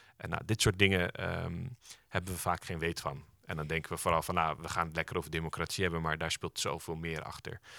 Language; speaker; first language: Dutch; early bilingual, other home language; Turkish